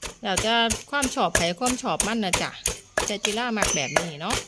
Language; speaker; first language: Thai; non-native, local second language; Northeastern Thai